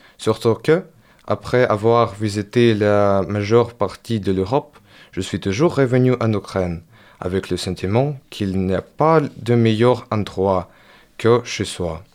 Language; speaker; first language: French; non-native, learner; Ukrainian